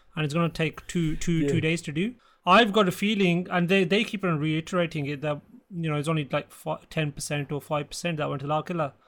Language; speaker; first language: English; early bilingual, other home language; Punjabi